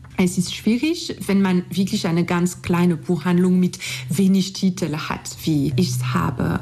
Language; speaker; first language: German; non-native, fluent; French